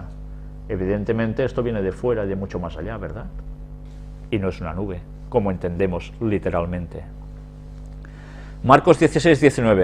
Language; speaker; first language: Spanish; native; Spanish